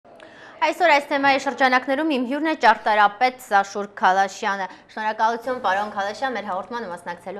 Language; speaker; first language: Armenian; native; Armenian